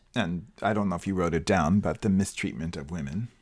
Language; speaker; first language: English; non-native, fluent; Spanish